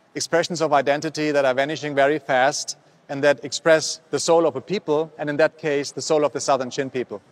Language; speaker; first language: English; non-native, fluent; German